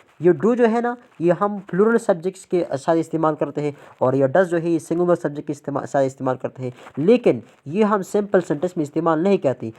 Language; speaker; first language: Urdu; non-native, local second language; Pashto